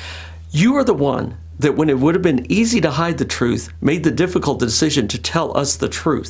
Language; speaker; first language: English; native; English